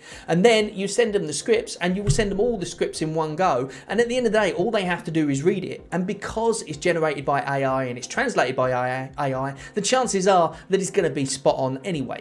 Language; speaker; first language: English; native; English